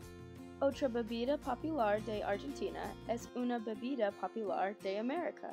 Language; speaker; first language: Spanish; non-native, learner; English